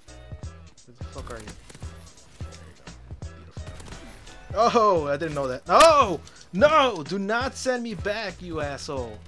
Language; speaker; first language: English; native; English